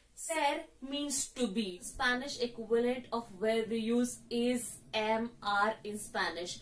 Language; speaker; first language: English; non-native, local second language; Hindi